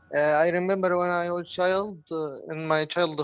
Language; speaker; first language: English; non-native, learner; Arabic